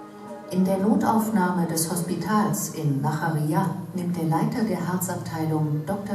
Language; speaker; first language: German; native; German